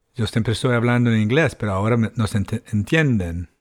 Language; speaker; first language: Spanish; early bilingual, heritage; Spanish